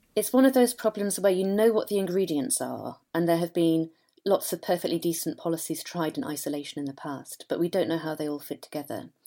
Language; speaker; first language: English; native; English